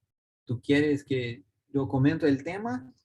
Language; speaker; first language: Spanish; non-native, learner; Portuguese